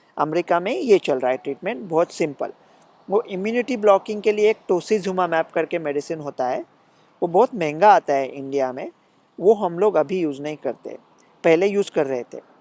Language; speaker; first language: Hindi; non-native, local second language; Marathi